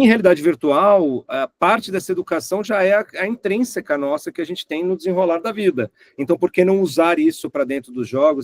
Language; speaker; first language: Portuguese; native; Portuguese